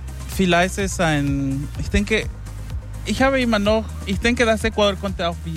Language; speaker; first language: German; non-native, fluent; Spanish